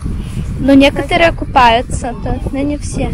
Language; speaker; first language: Russian; native; Russian